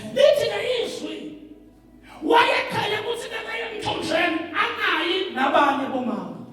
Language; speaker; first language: Zulu; non-native, local second language; Swati